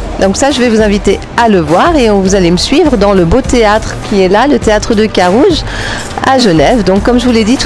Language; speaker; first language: French; native; French